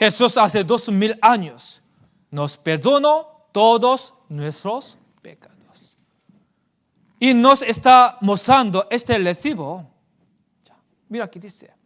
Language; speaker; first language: Spanish; non-native, fluent; Korean